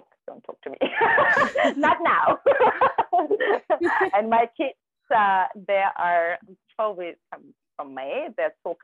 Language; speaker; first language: English; non-native, fluent; German